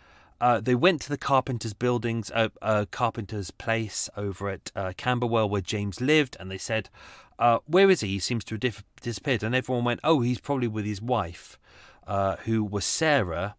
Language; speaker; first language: English; native; English